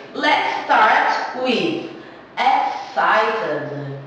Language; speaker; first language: English; non-native, fluent; Portuguese